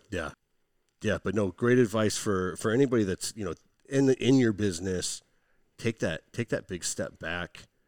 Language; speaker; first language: English; native; English